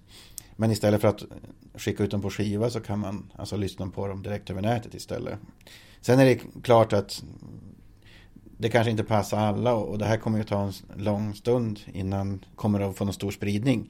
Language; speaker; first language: Swedish; native; Swedish